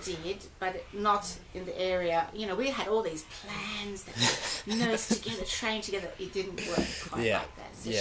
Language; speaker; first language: English; early bilingual, other home language; German